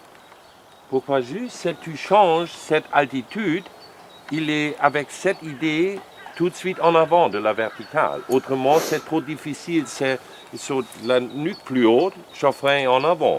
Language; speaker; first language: French; non-native, learner; German